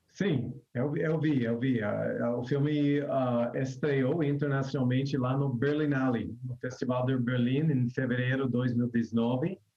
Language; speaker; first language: Portuguese; non-native, fluent; English